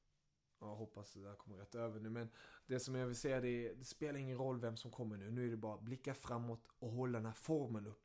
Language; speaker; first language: Swedish; early bilingual, other home language; German